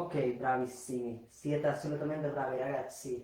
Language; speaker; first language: Italian; non-native, fluent; Bangla